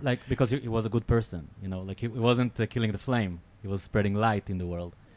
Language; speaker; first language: English; non-native, fluent; Hebrew